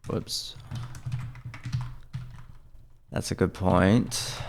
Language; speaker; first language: English; native; English